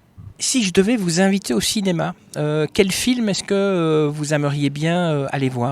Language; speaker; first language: French; native; French